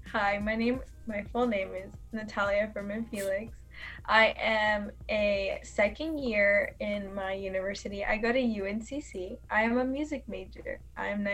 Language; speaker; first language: English; early bilingual, other home language; Spanish